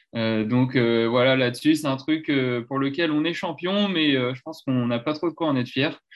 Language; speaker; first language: French; native; French